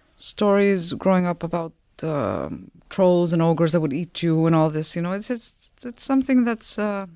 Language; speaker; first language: English; non-native, fluent; Icelandic